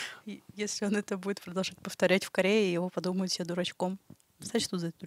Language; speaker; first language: Russian; native; Russian